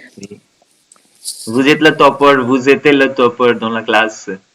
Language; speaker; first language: French; non-native, fluent; Hindi